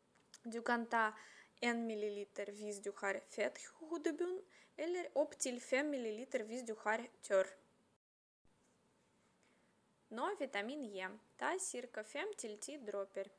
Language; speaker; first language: Swedish; non-native, learner; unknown